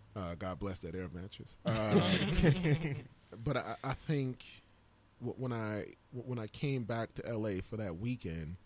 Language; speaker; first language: English; native; English